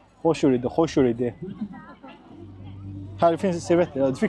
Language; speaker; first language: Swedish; non-native, learner; Mongolian